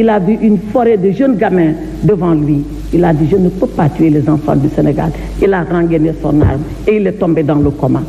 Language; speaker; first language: French; non-native, local second language; Fula